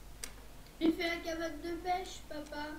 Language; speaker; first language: French; native; French